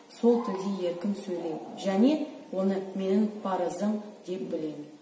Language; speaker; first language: Kazakh; non-native, local second language; Russian